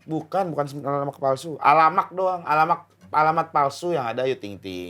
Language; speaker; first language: Indonesian; native; Indonesian